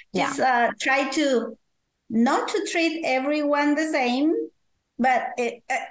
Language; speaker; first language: English; non-native, fluent; Spanish